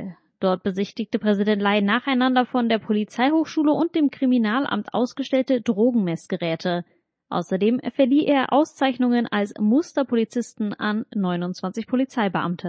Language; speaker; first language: German; native; German